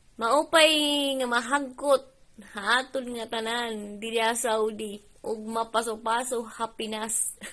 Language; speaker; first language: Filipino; non-native, local second language; Waray